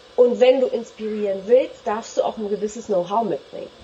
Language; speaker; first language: German; native; German